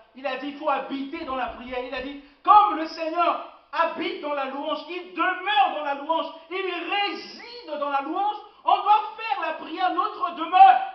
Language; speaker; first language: French; non-native, local second language; Lingala